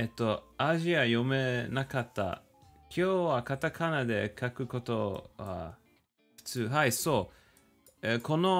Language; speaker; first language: Japanese; non-native, learner; English